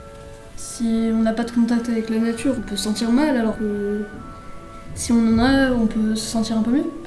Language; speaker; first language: French; native; French